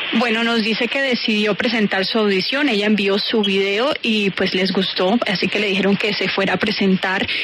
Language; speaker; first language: Spanish; native; Spanish